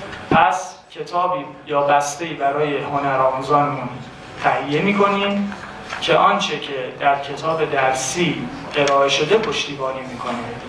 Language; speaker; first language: Persian; native; Persian